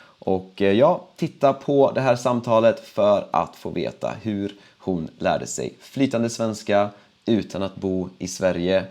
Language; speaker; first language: Swedish; native; Swedish